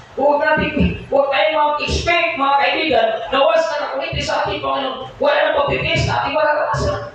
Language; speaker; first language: Filipino; non-native, local second language; Cebuano